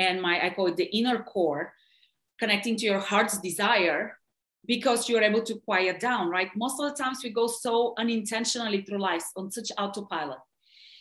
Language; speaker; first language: English; non-native, fluent; Bulgarian